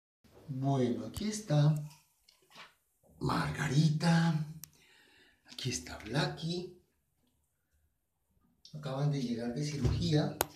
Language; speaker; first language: Spanish; native; Spanish